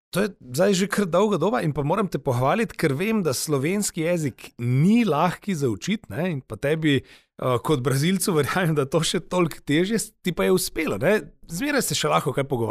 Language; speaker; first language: Slovenian; native; Slovenian